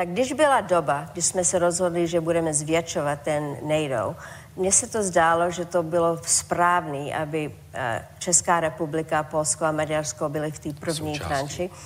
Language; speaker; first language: Czech; early bilingual, heritage; Czech